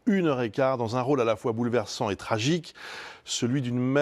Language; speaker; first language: French; native; French